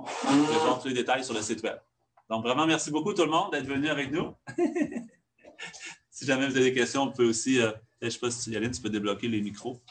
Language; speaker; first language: French; native; French